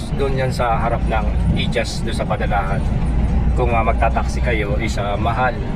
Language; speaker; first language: Filipino; non-native, local second language; Pampanga